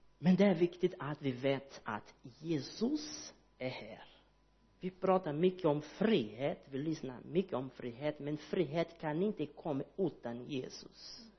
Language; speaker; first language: Swedish; non-native, learner; Portuguese